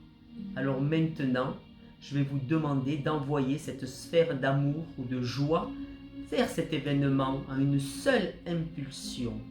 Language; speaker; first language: French; native; French